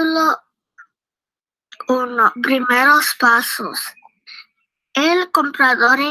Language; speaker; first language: Spanish; early bilingual, heritage; Spanish